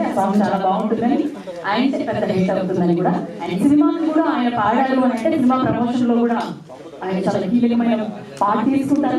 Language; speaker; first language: Telugu; native; Telugu